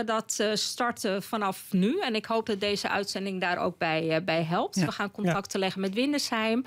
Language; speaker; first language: Dutch; native; Dutch